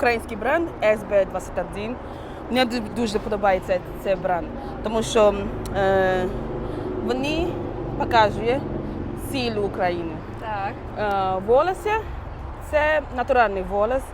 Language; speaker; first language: Ukrainian; non-native, learner; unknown